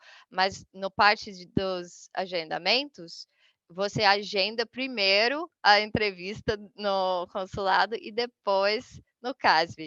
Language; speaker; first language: Portuguese; non-native, fluent; English